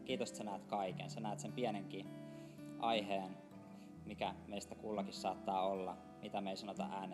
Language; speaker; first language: Finnish; native; Finnish